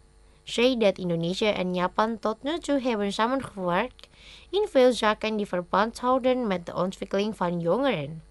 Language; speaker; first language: Dutch; non-native, fluent; Indonesian